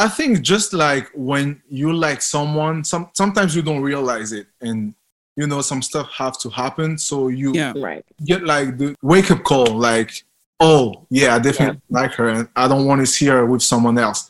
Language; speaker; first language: English; non-native, fluent; French